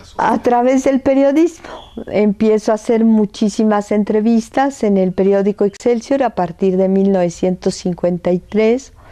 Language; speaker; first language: Spanish; early bilingual, other home language; French